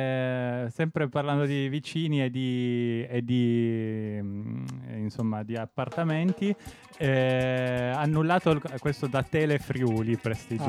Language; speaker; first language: Italian; native; Italian